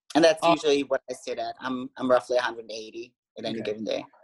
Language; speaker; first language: English; non-native, fluent; German